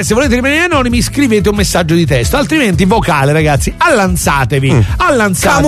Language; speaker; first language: Italian; native; Italian